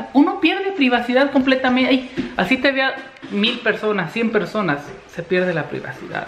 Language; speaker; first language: Spanish; native; Spanish